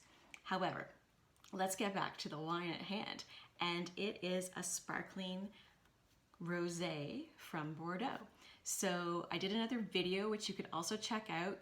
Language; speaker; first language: English; native; English